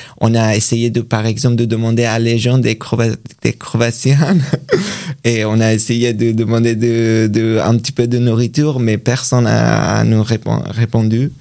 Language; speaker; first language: French; non-native, learner; Persian